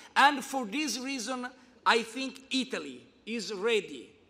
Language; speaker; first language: English; non-native, fluent; Italian